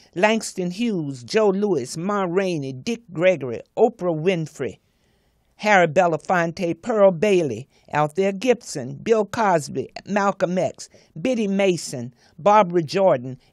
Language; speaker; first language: English; native; English